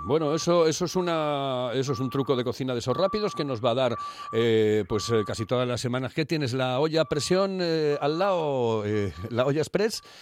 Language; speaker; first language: Spanish; native; Spanish